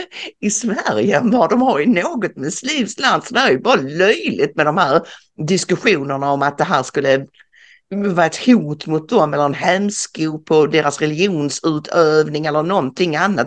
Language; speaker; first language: Swedish; native; Swedish